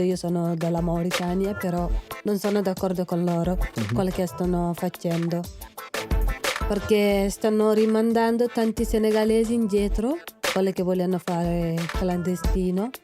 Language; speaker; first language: Italian; non-native, fluent; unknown